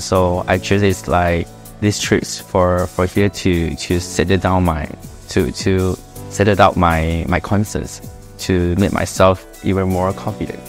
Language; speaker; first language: English; non-native, local second language; Chinese